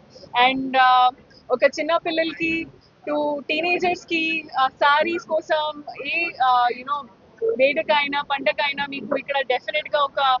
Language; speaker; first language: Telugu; non-native, fluent; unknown